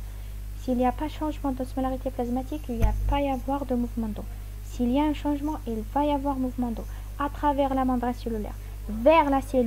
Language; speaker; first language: French; non-native, local second language; Arabic